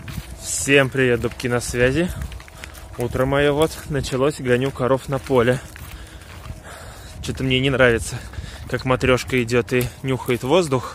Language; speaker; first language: Russian; native; Russian